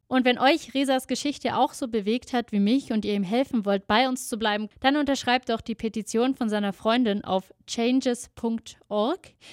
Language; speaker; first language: German; native; German